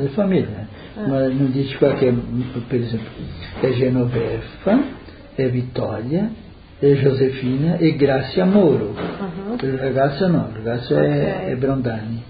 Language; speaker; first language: Italian; early bilingual, heritage; Portuguese